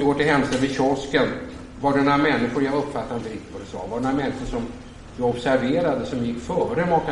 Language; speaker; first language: Swedish; native; Swedish